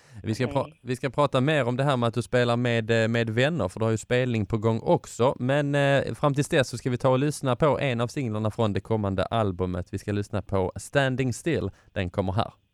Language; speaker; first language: Swedish; native; Swedish